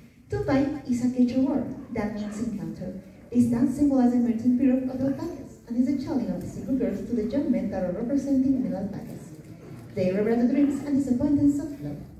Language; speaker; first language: English; non-native, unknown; Spanish